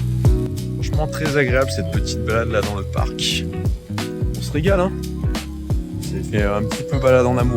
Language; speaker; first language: French; native; French